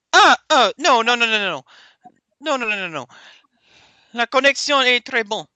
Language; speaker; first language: French; non-native, learner; English